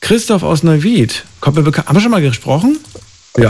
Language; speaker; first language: German; native; German